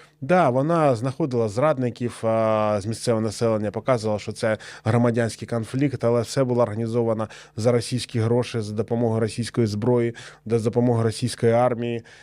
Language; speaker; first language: Ukrainian; non-native, local second language; Russian